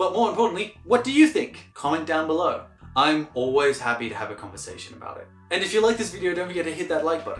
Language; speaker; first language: English; native; English